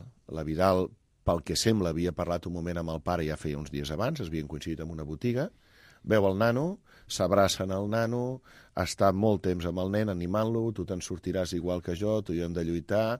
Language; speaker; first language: Catalan; native; Catalan